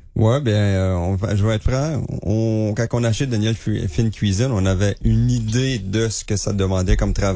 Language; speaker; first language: French; native; French